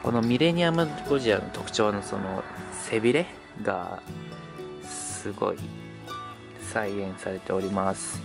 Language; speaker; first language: Japanese; native; Japanese